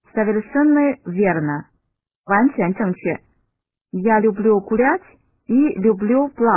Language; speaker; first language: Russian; non-native, fluent; Chinese